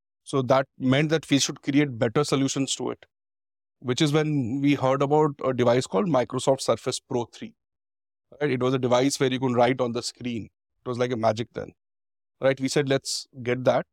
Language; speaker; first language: English; non-native, local second language; Hindi